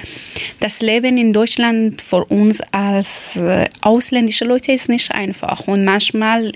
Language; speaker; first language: German; non-native, learner; Persian